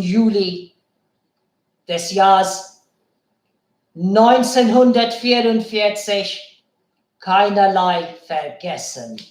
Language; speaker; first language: German; non-native, fluent; Bangla